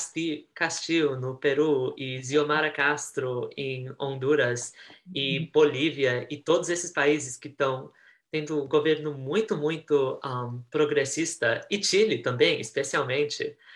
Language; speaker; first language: Portuguese; early bilingual, heritage; Portuguese